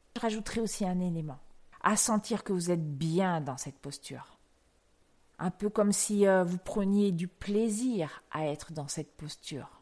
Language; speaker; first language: French; native; French